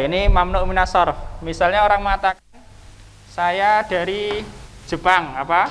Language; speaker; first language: Indonesian; native; Indonesian